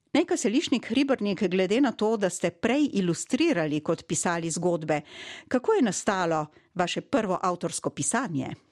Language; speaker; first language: Slovenian; native; Slovenian